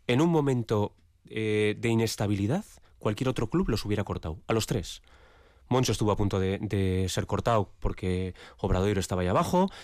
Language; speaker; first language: Spanish; native; Spanish